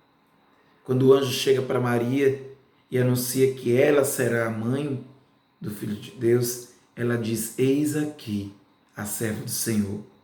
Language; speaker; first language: Portuguese; native; Portuguese